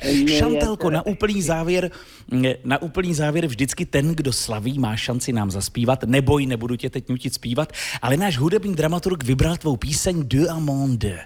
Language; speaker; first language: Czech; native; Czech